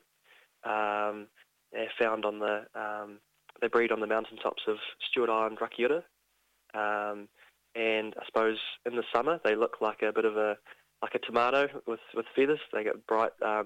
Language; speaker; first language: English; native; English